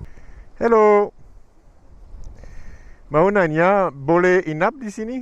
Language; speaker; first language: Indonesian; non-native, learner; French